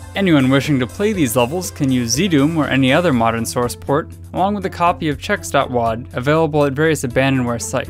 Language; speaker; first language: English; native; English